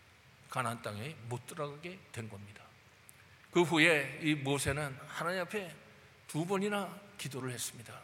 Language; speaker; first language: Korean; native; Korean